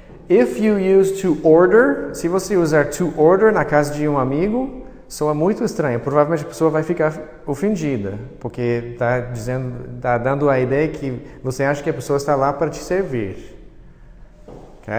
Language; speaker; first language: Portuguese; non-native, fluent; English